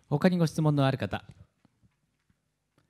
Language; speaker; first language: Japanese; native; Japanese